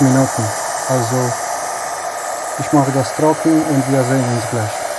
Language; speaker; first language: German; non-native, learner; Polish